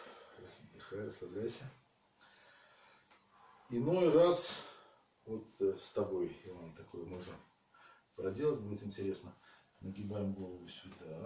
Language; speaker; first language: Russian; native; Russian